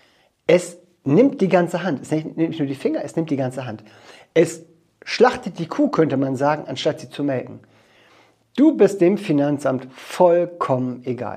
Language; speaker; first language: German; native; German